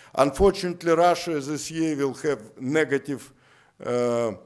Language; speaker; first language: English; non-native, fluent; Russian